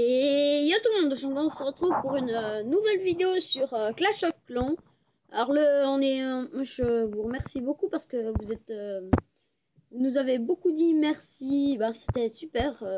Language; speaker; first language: French; native; French